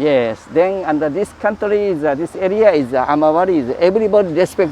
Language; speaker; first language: English; non-native, learner; Japanese